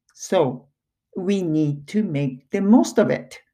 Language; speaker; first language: English; non-native, fluent; Japanese